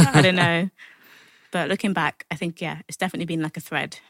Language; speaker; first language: English; native; English